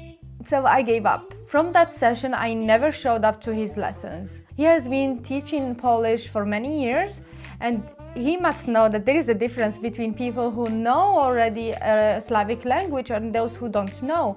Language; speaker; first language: English; non-native, local second language; Arabic